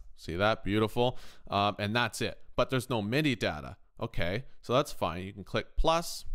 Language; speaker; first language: English; native; English